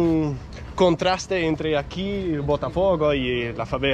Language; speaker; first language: Portuguese; non-native, learner; Danish